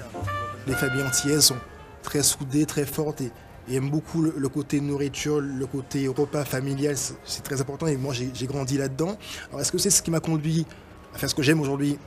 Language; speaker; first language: French; native; French